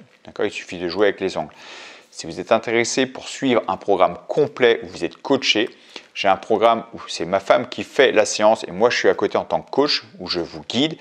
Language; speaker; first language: French; native; French